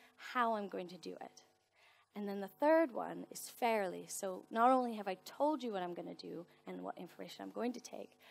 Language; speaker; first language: English; native; English